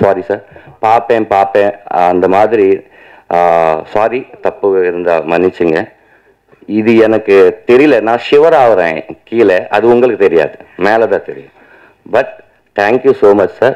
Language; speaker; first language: Tamil; non-native, learner; Telugu